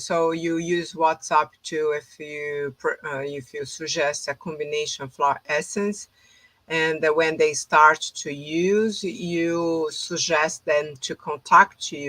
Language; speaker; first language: English; non-native, fluent; Portuguese